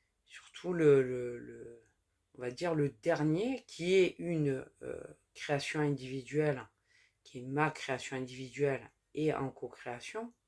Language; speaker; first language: French; native; French